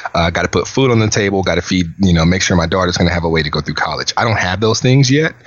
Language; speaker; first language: English; native; English